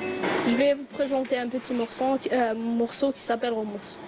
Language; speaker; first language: French; non-native, local second language; Arabic